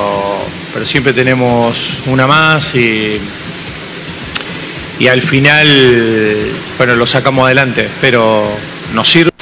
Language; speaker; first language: Spanish; native; Spanish